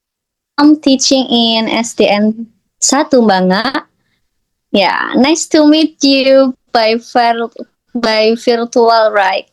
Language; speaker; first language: English; non-native, learner; Indonesian